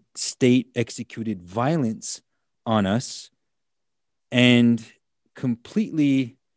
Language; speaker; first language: English; native; English